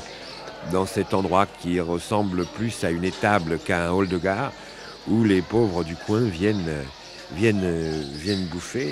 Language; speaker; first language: French; native; French